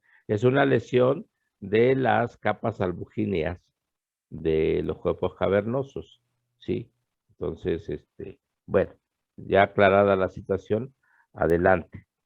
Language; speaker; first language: Spanish; native; Spanish